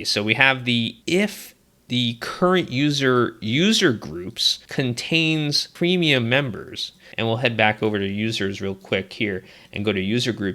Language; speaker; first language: English; native; English